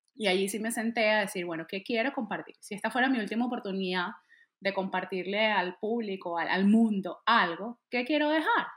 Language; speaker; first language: Spanish; native; Spanish